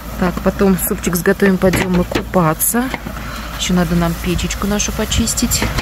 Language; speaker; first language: Russian; native; Russian